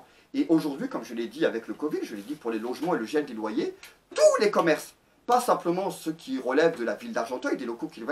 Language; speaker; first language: French; native; French